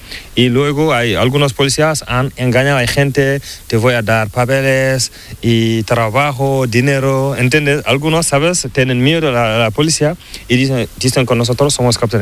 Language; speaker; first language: Spanish; non-native, learner; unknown